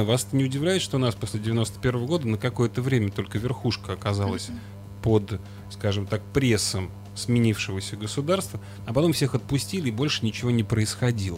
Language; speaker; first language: Russian; native; Russian